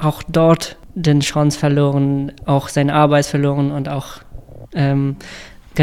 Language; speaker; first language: German; non-native, fluent; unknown